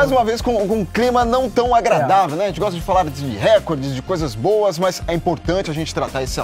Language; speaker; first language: Portuguese; native; Portuguese